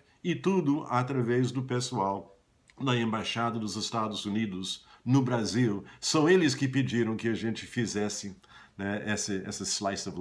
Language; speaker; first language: Portuguese; non-native, fluent; English